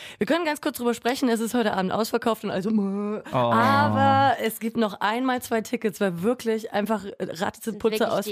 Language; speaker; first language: German; native; German